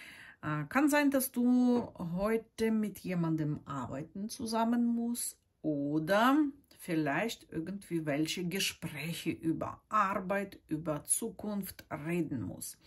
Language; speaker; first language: German; non-native, fluent; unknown